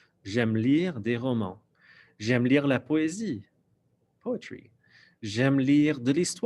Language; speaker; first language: French; non-native, fluent; English